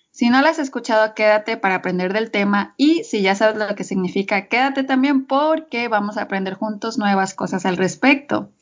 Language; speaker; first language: Spanish; native; Spanish